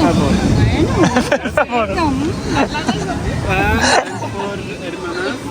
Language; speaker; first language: Spanish; non-native, learner; Polish